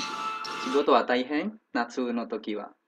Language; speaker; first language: Japanese; non-native, learner; Indonesian